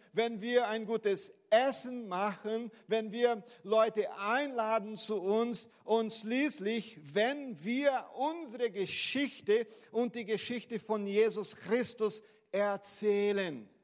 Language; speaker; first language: German; non-native, fluent; Portuguese